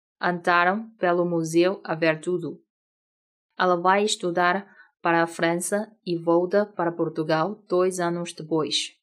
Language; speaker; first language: Portuguese; non-native, fluent; Chinese